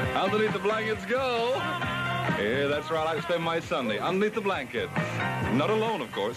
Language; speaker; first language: English; native; English